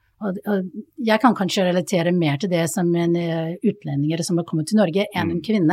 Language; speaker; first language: Norwegian; non-native, fluent; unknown